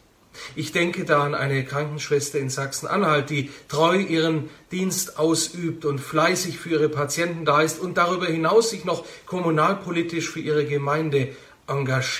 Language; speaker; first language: German; native; German